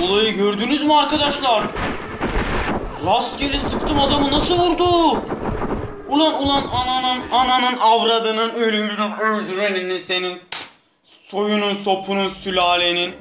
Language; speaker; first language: Turkish; native; Turkish